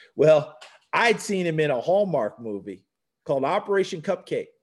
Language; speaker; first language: English; native; English